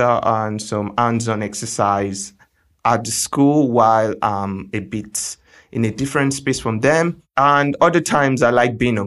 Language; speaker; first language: English; non-native, local second language; Yoruba